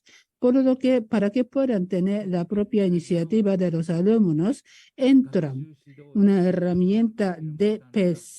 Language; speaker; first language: Spanish; non-native, learner; Japanese